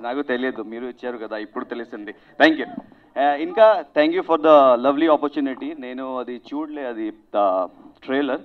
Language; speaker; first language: Telugu; non-native, learner; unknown